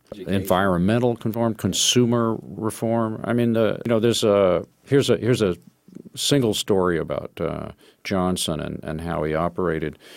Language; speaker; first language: English; native; English